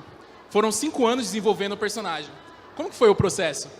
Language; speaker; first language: Portuguese; native; Portuguese